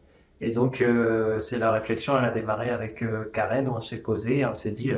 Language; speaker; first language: French; native; French